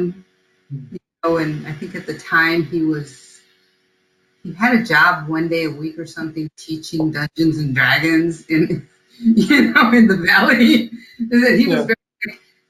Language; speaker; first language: English; early bilingual, other home language; Spanish